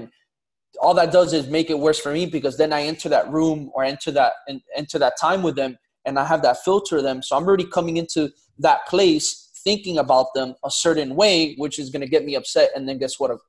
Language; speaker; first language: English; native; English